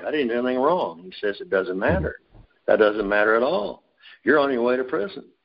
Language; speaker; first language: English; native; English